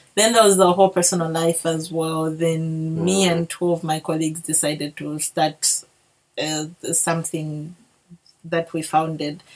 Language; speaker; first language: English; non-native, local second language; Bemba